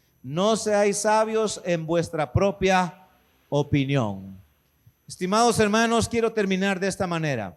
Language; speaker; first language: Spanish; native; Spanish